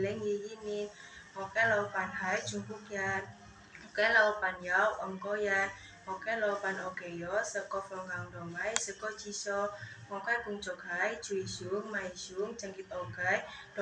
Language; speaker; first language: Cantonese; non-native, learner; Indonesian